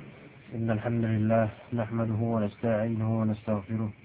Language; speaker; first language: Arabic; non-native, fluent; Indonesian